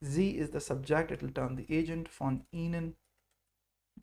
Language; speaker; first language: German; non-native, fluent; English